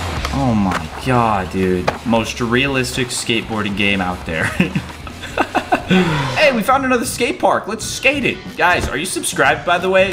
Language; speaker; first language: English; native; English